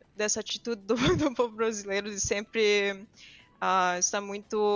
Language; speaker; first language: Portuguese; early bilingual, heritage; English